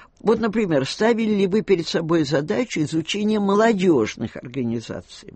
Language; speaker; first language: Russian; native; Russian